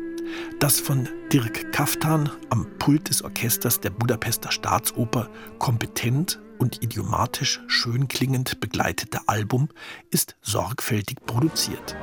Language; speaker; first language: German; native; German